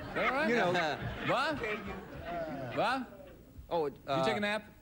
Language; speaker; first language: English; native; English